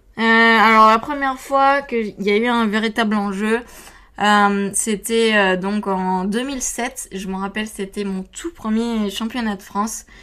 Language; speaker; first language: French; early bilingual, other home language; Romanian